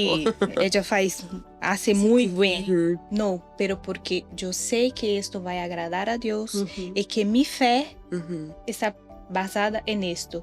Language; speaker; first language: Spanish; non-native, fluent; Portuguese